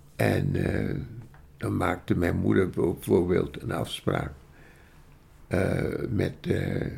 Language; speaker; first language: Dutch; early bilingual, other home language; Indonesian